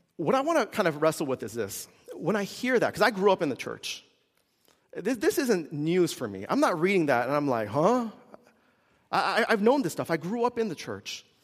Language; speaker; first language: English; early bilingual, other home language; Korean